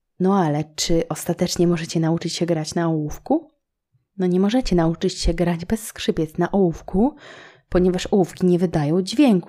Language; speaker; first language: Polish; native; Polish